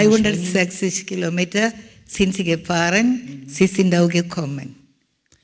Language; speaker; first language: German; non-native, learner; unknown